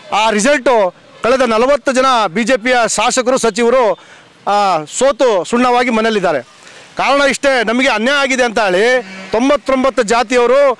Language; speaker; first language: Kannada; non-native, local second language; Lambadi